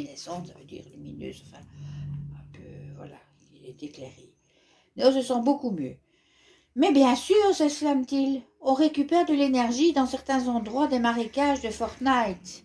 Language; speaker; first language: French; native; French